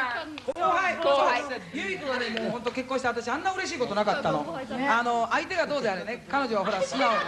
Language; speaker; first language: Japanese; native; Japanese